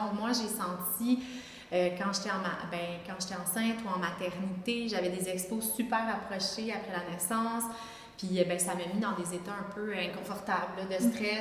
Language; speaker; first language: French; native; French